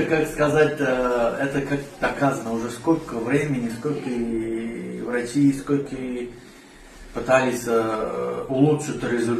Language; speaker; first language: Russian; non-native, learner; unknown